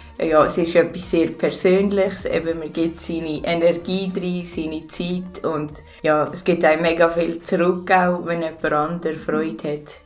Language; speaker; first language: German; native; German